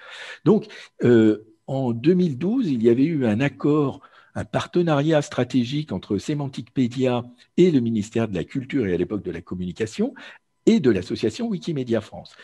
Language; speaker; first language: French; native; French